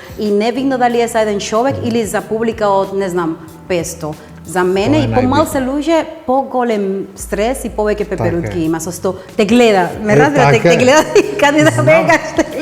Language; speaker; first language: Macedonian; non-native, learner; Spanish